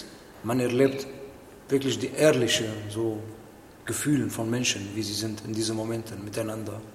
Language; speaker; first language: German; non-native, learner; Arabic